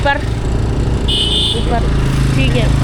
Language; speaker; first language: Hindi; non-native, local second language; Malayalam